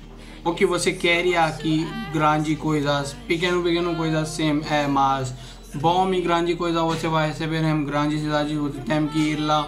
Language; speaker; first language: Portuguese; non-native, learner; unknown